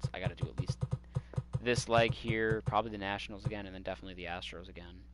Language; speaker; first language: English; native; English